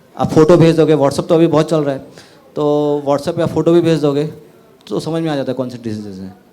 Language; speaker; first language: Hindi; non-native, local second language; Marathi